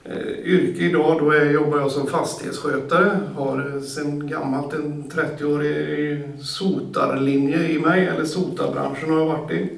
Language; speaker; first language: Swedish; native; Swedish